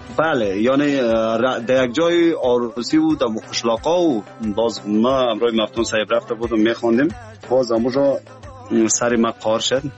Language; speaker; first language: Persian; native; Persian